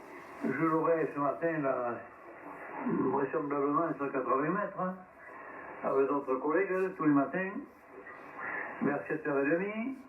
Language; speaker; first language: French; native; French